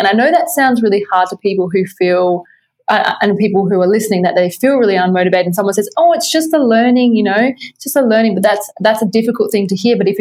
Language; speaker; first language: English; native; English